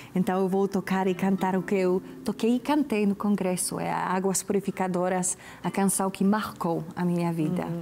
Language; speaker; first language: Portuguese; non-native, fluent; Slovak